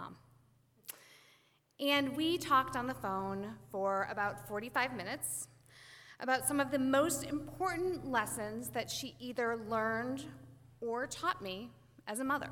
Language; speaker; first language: English; native; English